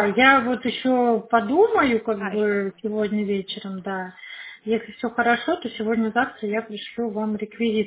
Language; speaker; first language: Russian; native; Russian